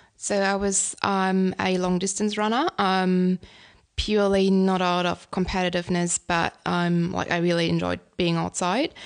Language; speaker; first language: English; non-native, fluent; German